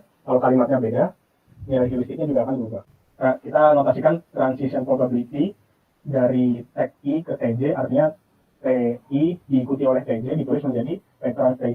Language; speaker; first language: Indonesian; native; Indonesian